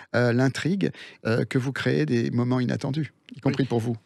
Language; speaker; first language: French; early bilingual, other home language; Spanish